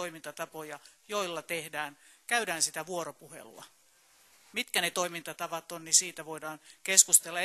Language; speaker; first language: Finnish; native; Finnish